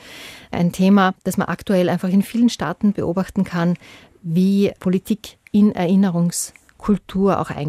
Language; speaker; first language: German; native; German